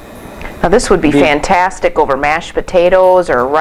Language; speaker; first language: English; native; English